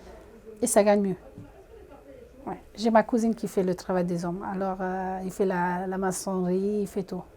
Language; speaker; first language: French; non-native, fluent; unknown